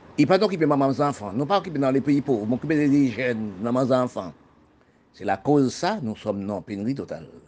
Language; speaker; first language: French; non-native, local second language; Haitian Creole